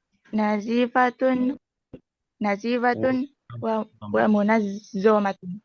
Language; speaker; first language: Arabic; non-native, learner; Indonesian